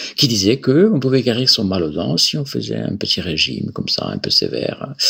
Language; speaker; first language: French; non-native, fluent; Spanish